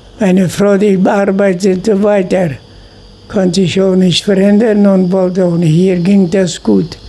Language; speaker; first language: German; non-native, local second language; Low German